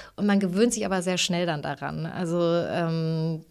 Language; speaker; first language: German; native; German